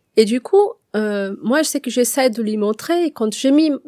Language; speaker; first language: French; non-native, fluent; Portuguese